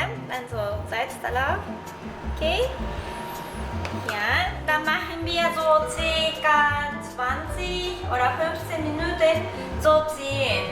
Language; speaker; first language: German; non-native, learner; Japanese